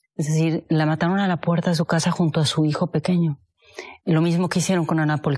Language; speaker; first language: Spanish; native; Spanish